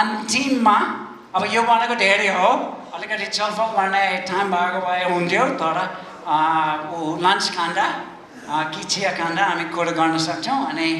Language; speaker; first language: Nepali; non-native, fluent; English